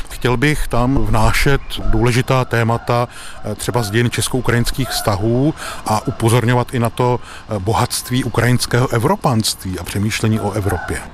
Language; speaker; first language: Czech; native; Czech